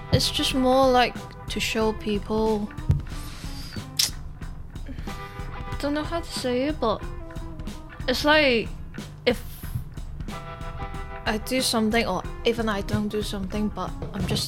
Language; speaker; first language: English; non-native, local second language; Cantonese